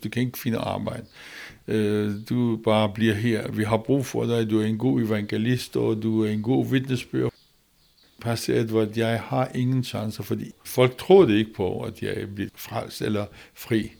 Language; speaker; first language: Danish; non-native, learner; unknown